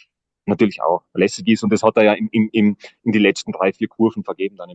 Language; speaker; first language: German; native; German